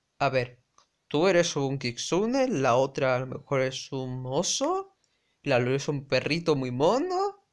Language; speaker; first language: Spanish; native; Spanish